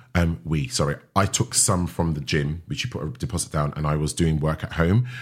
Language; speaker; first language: English; native; English